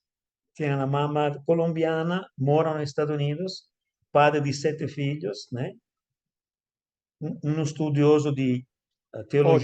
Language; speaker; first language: Portuguese; non-native, fluent; Italian